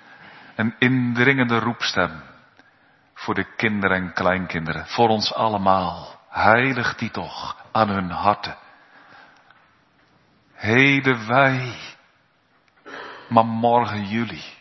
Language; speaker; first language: Dutch; native; Dutch